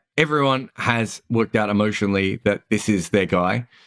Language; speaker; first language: English; native; English